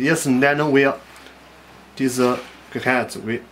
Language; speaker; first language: German; non-native, learner; Chinese